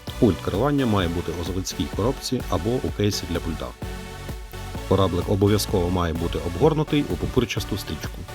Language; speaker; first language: Ukrainian; native; Ukrainian